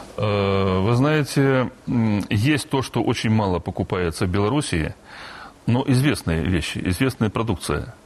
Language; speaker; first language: Russian; non-native, local second language; Romanian